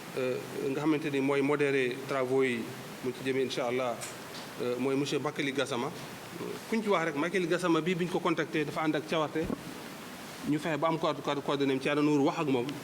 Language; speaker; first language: Wolof; non-native, local second language; Fula